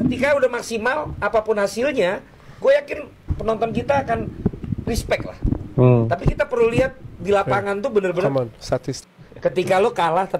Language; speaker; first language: Indonesian; native; Indonesian